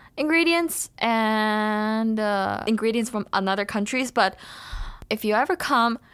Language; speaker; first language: English; non-native, fluent; Chinese